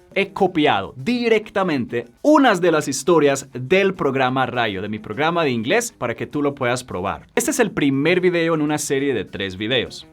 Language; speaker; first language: Spanish; non-native, fluent; English